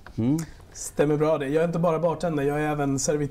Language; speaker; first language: Swedish; early bilingual, other home language; Spanish